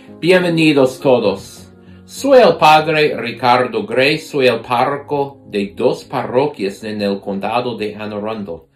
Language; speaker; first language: Spanish; non-native, fluent; English